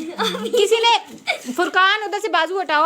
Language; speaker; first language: Urdu; native; Urdu